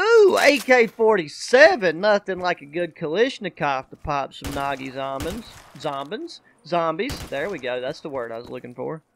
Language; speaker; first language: English; native; English